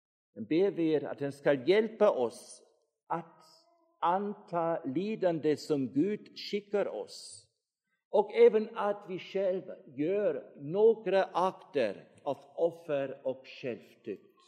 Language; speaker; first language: Swedish; non-native, fluent; German